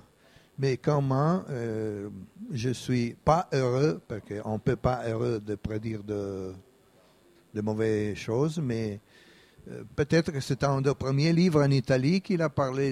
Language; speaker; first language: French; non-native, fluent; Italian